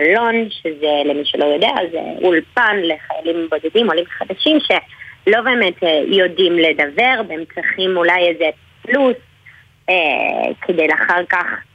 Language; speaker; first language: Hebrew; non-native, fluent; Spanish